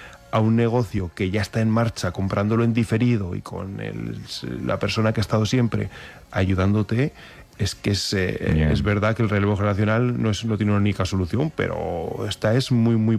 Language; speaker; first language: Spanish; native; Spanish